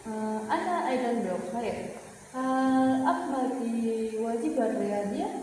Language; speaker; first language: Arabic; non-native, learner; Indonesian